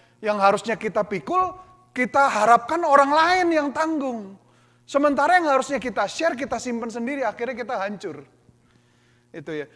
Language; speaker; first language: Indonesian; native; Indonesian